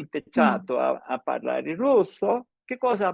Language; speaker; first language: Italian; non-native, fluent; English